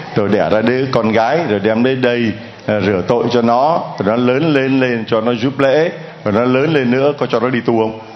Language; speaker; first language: Vietnamese; native; Vietnamese